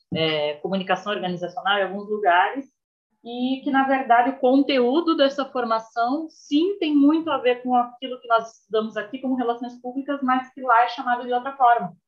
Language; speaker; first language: Portuguese; native; Portuguese